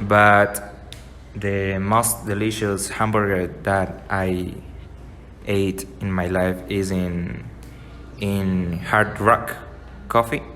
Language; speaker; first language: English; non-native, learner; Spanish